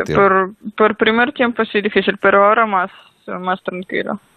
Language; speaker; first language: Spanish; non-native, learner; Ukrainian